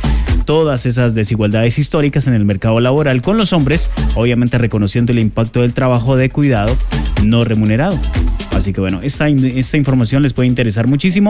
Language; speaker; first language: Spanish; native; Spanish